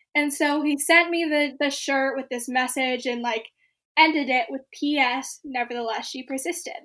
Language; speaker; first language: English; native; English